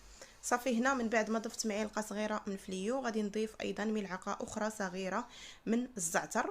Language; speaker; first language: Arabic; native; Arabic